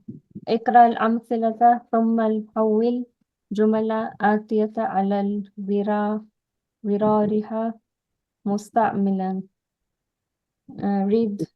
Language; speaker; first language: Arabic; non-native, learner; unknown